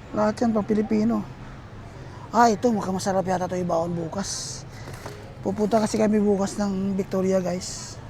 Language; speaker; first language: Filipino; non-native, local second language; Cebuano